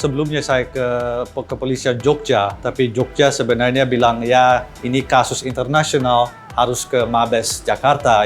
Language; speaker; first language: Indonesian; early bilingual, heritage; Dutch